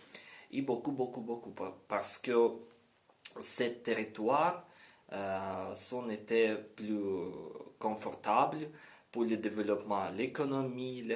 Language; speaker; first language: French; non-native, learner; Ukrainian